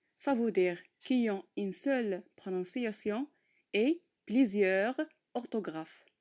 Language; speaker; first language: French; non-native, local second language; Arabic